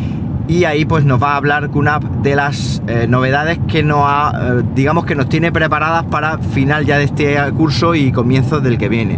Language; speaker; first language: Spanish; native; Spanish